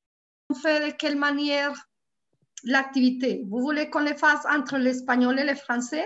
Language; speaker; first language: French; non-native, fluent; Spanish